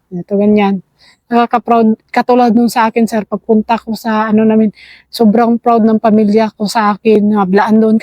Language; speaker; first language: Filipino; non-native, local second language; Cebuano